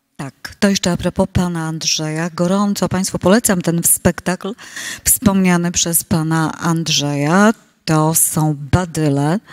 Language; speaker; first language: Polish; native; Polish